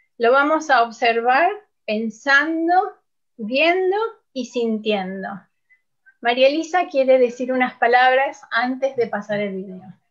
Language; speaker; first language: Spanish; native; Spanish